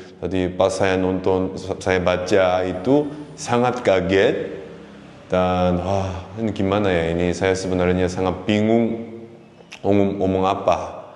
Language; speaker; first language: Indonesian; non-native, fluent; Korean